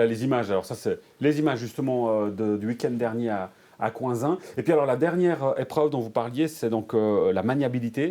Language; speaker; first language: French; native; French